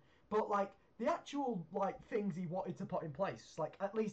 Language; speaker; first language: English; native; English